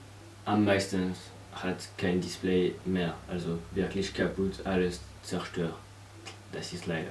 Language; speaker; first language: German; non-native, learner; French